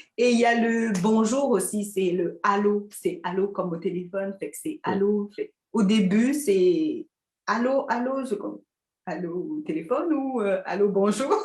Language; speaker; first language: French; non-native, local second language; Lingala